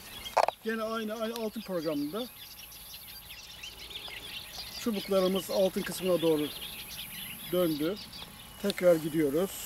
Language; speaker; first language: Turkish; native; Turkish